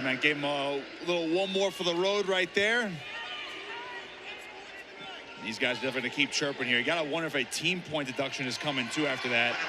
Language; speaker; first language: English; native; English